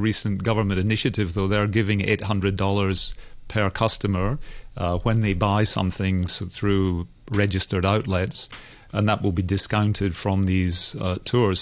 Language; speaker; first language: English; native; English